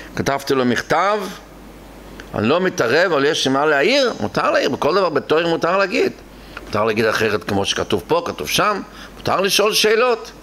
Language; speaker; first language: Hebrew; non-native, local second language; Yiddish